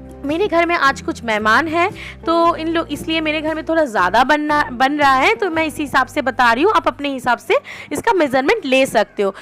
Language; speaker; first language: Hindi; non-native, local second language; Bangla